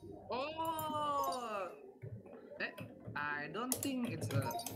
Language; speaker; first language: English; non-native, learner; Indonesian